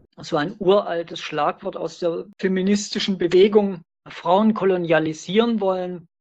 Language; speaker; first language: German; native; German